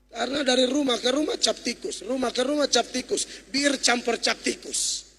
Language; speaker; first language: Indonesian; native; Indonesian